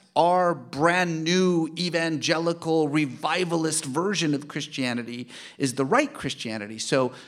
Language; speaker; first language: English; early bilingual, other home language; Persian